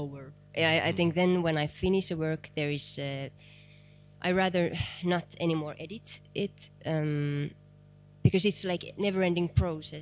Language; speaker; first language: English; non-native, fluent; Finnish